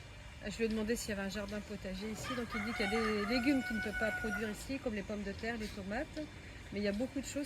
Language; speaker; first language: French; native; French